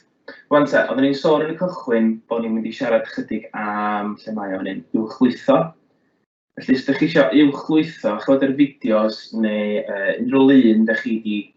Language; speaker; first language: Welsh; native; Welsh